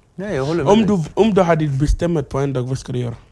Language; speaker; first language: Swedish; non-native, fluent; Arabic